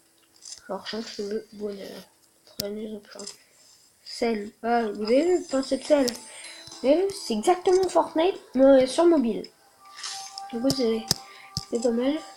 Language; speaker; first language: French; native; French